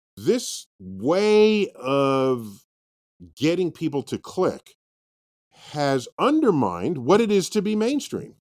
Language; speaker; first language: English; native; English